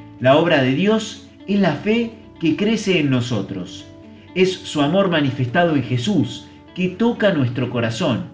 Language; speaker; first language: Spanish; native; Spanish